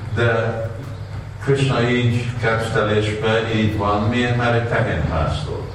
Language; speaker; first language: Hungarian; non-native, learner; Russian